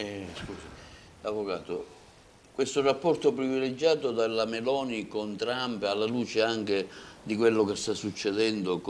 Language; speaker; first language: Italian; native; Italian